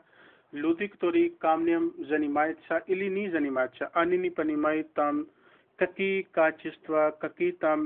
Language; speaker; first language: Russian; non-native, learner; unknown